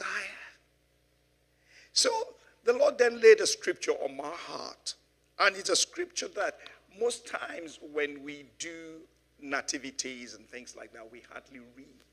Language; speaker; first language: English; non-native, local second language; Yoruba